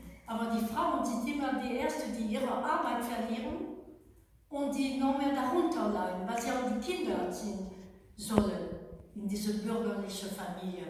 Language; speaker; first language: German; non-native, fluent; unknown